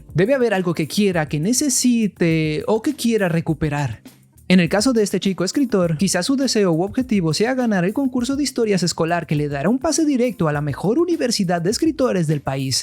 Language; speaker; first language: Spanish; native; Spanish